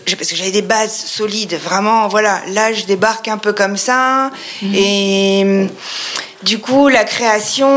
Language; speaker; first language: French; native; French